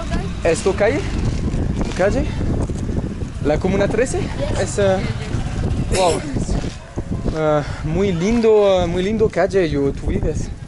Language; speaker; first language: Spanish; non-native, learner; French